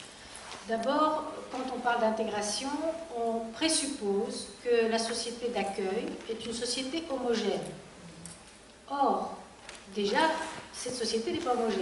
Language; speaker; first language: French; native; French